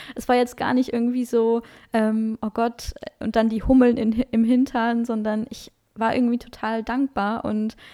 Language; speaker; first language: German; non-native, local second language; Luxembourgish